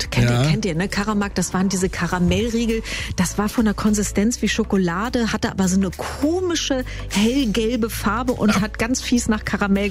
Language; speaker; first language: German; native; German